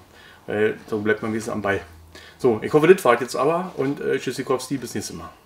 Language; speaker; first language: German; native; German